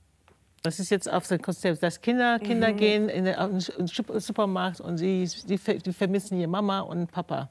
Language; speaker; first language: German; non-native, fluent; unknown